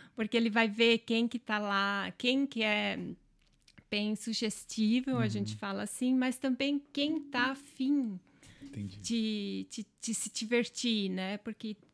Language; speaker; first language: Portuguese; non-native, local second language; German